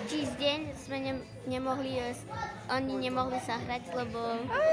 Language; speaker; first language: Slovak; early bilingual, heritage; Slovak